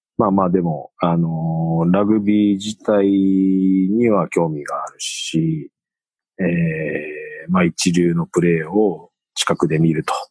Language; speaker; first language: Japanese; native; Japanese